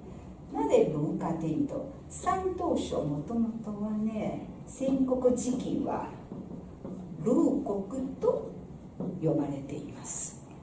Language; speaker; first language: Japanese; non-native, fluent; Chinese